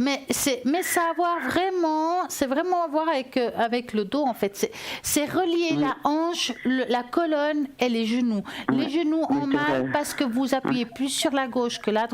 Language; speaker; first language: French; native; French